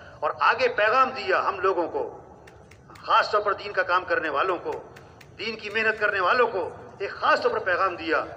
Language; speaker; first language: Urdu; non-native, local second language; Pashto